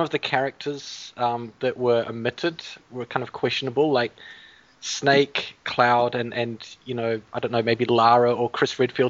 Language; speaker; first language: English; native; English